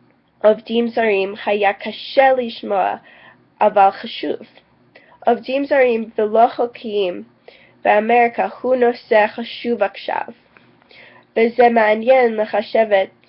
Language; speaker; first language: Hebrew; non-native, learner; English